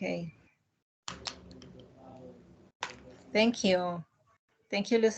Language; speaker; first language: English; non-native, learner; Spanish